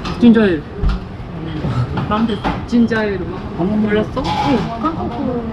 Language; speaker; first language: Korean; non-native, learner; Japanese